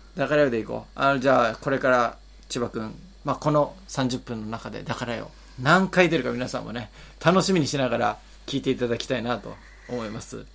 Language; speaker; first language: Japanese; native; Japanese